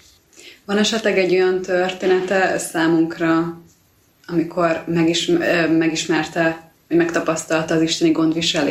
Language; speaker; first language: Hungarian; native; Hungarian